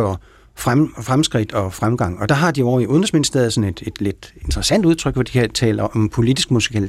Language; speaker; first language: Danish; native; Danish